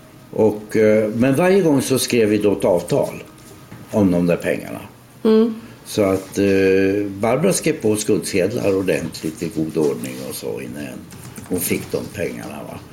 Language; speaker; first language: Swedish; non-native, fluent; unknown